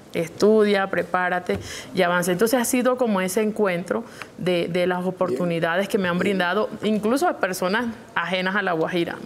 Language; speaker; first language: Spanish; non-native, local second language; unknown